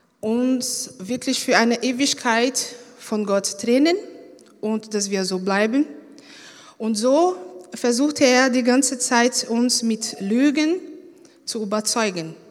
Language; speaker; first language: German; non-native, fluent; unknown